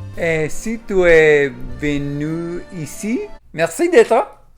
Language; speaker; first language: French; non-native, learner; English